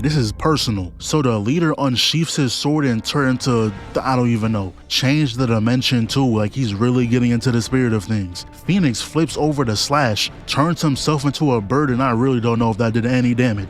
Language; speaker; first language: English; native; English